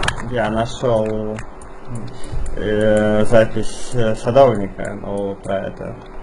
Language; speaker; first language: Russian; native; Russian